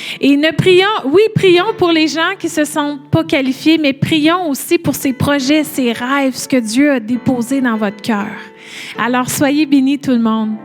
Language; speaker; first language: French; native; French